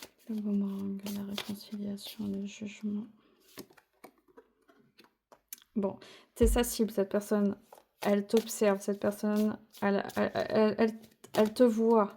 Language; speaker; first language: French; native; French